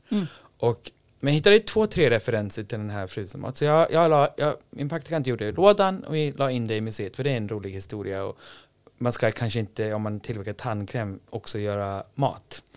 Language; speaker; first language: Swedish; non-native, fluent; English